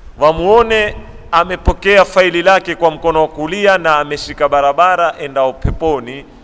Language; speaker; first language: Swahili; native; Swahili